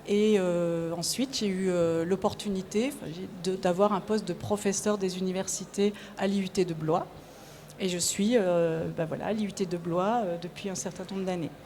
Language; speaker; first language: French; native; French